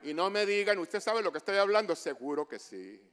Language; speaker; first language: Spanish; early bilingual, heritage; Spanish